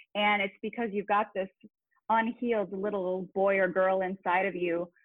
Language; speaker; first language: English; native; English